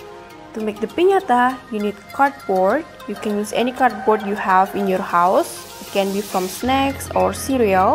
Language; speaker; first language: English; non-native, fluent; Indonesian